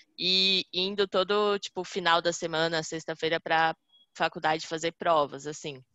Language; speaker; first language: Portuguese; native; Portuguese